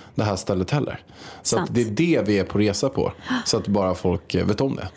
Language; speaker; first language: Swedish; early bilingual, other home language; Spanish